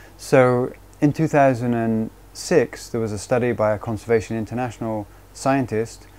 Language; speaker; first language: English; native; English